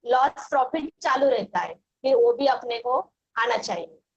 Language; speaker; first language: Hindi; non-native, local second language; Marathi